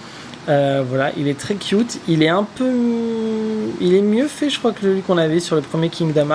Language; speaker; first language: French; native; French